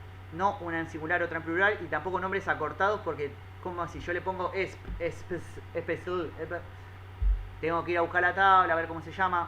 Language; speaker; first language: Spanish; native; Spanish